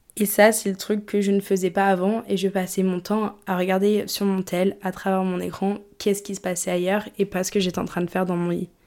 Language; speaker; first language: French; early bilingual, other home language; English